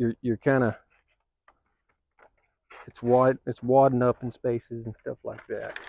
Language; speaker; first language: English; native; English